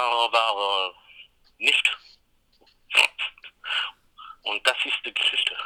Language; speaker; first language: German; non-native, learner; English